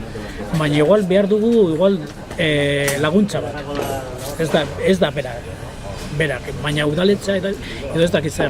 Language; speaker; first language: Basque; non-native, local second language; Spanish